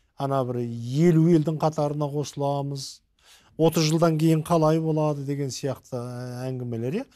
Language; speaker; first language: Kazakh; native; Kazakh